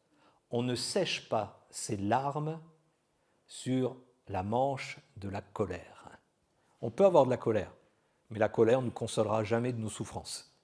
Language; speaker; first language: French; native; French